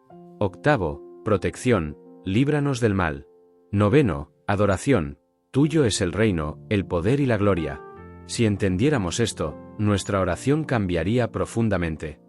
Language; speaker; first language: Spanish; native; Spanish